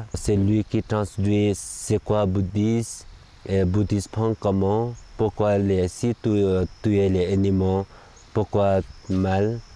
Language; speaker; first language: French; non-native, learner; Sherpa